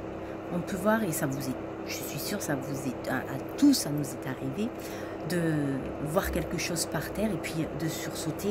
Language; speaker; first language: French; native; French